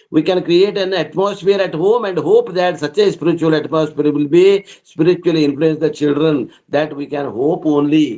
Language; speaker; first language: English; non-native, local second language; Kannada